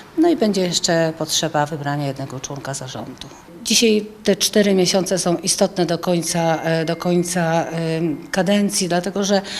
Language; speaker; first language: Polish; native; Polish